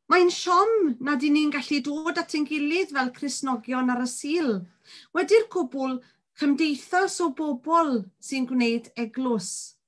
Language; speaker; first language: Welsh; native; Welsh